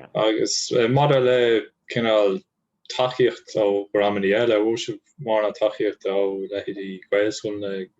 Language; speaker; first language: Irish; non-native, local second language; English